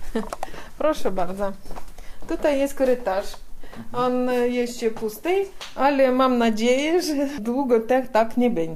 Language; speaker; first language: Polish; non-native, learner; Russian